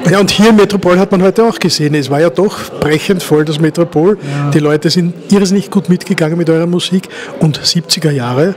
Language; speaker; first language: German; native; German